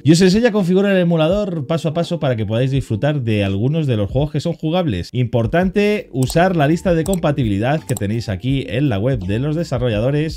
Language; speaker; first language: Spanish; native; Spanish